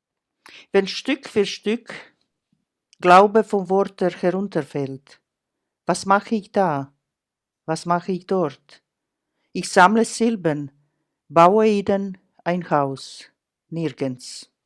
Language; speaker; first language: German; non-native, fluent; Croatian